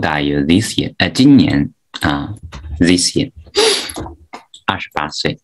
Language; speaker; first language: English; non-native, fluent; Chinese